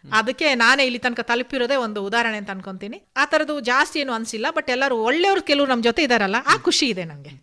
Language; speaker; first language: Kannada; non-native, local second language; Kodava